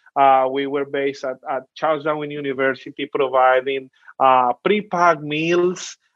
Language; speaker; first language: English; non-native, fluent; Spanish